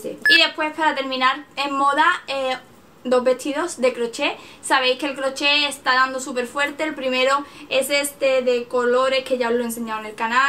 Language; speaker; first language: Spanish; native; Spanish